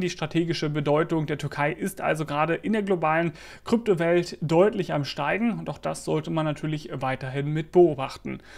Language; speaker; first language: German; native; German